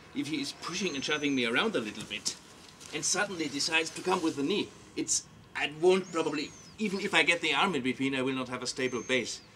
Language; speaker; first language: English; non-native, fluent; German